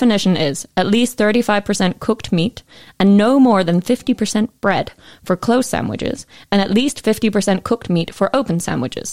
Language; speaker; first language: English; native; English